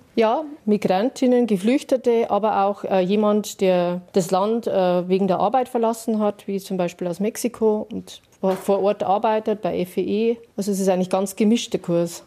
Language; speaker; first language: German; native; German